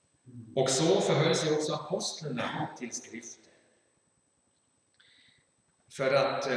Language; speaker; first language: Swedish; non-native, fluent; German